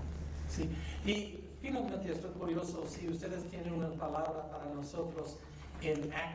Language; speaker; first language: Spanish; non-native, fluent; English